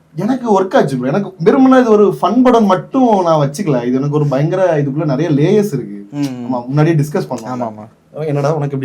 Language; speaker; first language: Tamil; native; Tamil